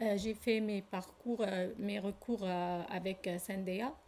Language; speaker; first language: French; non-native, learner; Arabic